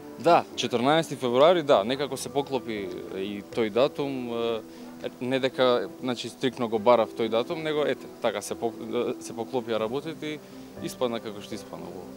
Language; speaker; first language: Macedonian; native; Macedonian